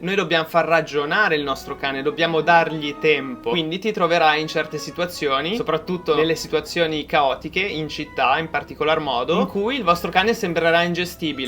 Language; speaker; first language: Italian; native; Italian